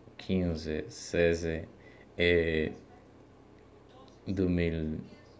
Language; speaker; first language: French; non-native, learner; Spanish